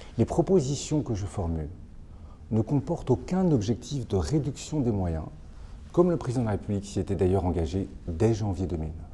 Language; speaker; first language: French; native; French